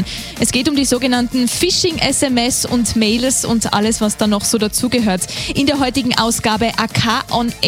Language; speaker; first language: German; native; German